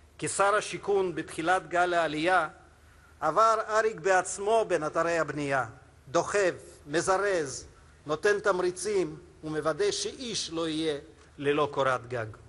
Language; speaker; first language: Hebrew; non-native, fluent; Russian